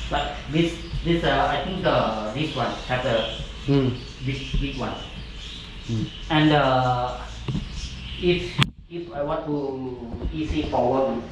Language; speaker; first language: English; non-native, learner; Thai